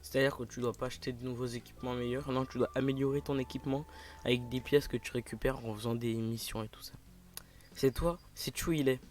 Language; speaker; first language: French; native; French